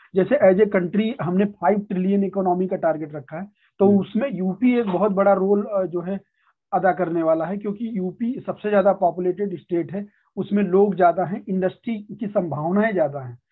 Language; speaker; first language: Hindi; native; Hindi